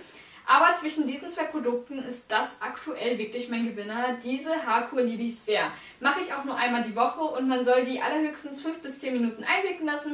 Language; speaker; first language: German; native; German